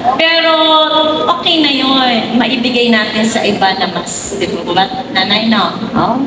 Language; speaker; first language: Filipino; native; Filipino